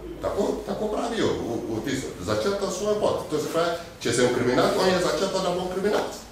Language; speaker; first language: Slovenian; non-native, fluent; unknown